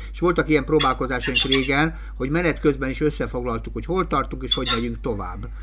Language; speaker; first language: Hungarian; native; Hungarian